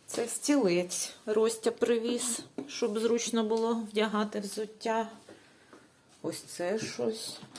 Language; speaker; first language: Ukrainian; native; Ukrainian